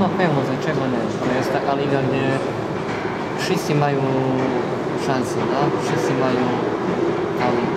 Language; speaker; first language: Polish; non-native, learner; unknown